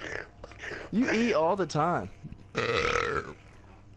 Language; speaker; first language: English; native; English